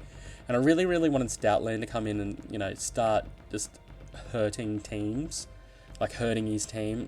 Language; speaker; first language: English; native; English